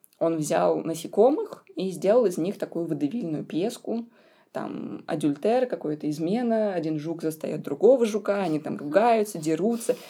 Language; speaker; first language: Russian; native; Russian